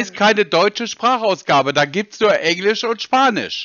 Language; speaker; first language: German; native; German